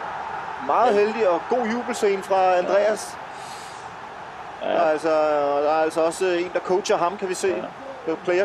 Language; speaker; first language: Danish; native; Danish